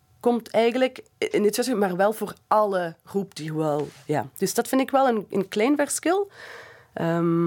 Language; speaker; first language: Dutch; non-native, fluent; English